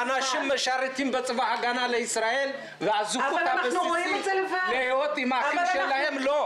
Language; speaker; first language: Hebrew; non-native, fluent; Amharic